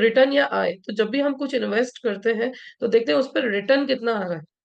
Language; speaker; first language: Hindi; native; Hindi